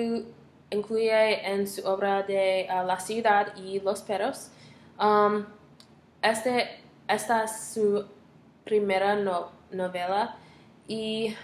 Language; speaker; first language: Spanish; non-native, learner; English